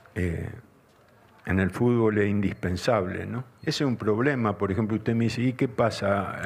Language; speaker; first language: Spanish; native; Spanish